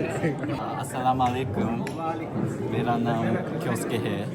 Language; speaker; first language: Hindi; non-native, learner; Japanese